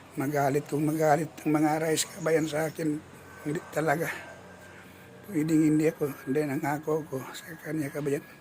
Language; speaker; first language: Filipino; non-native, local second language; Cebuano